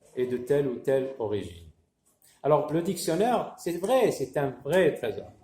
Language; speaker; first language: French; non-native, local second language; Arabic